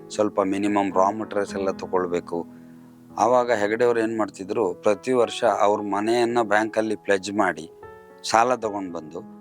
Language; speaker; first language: Kannada; native; Kannada